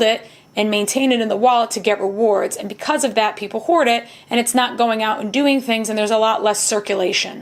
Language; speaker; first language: English; native; English